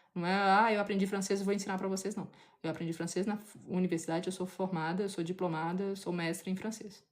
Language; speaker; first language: Portuguese; native; Portuguese